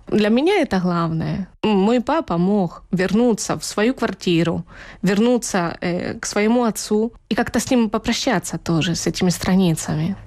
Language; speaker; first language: Russian; native; Russian